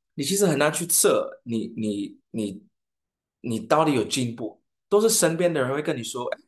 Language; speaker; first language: Chinese; non-native, fluent; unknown